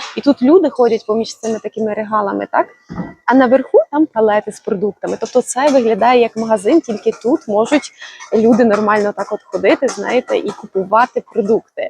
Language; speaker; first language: Ukrainian; native; Ukrainian